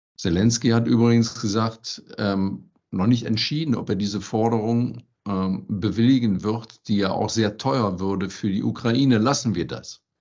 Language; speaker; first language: German; native; German